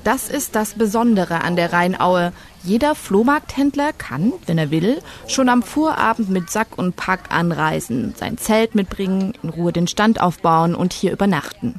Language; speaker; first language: German; native; German